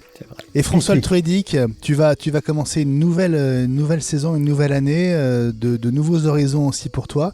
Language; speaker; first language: French; native; French